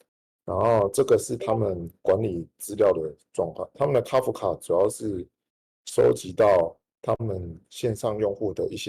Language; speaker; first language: Chinese; native; Chinese